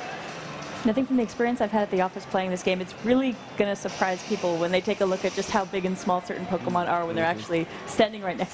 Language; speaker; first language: English; native; English